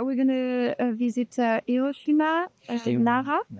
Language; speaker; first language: English; non-native, fluent; French